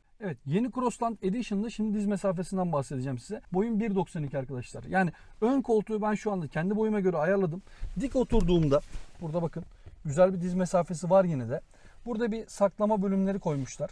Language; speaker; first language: Turkish; native; Turkish